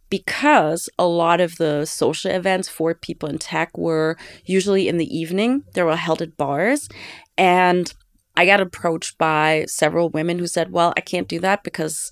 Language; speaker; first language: English; non-native, fluent; German